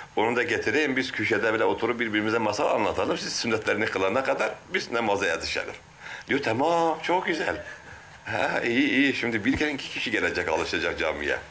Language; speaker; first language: Turkish; non-native, local second language; Kurdish